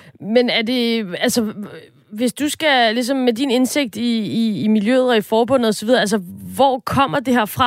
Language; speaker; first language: Danish; native; Danish